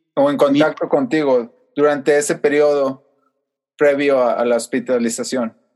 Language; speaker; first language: Spanish; native; Spanish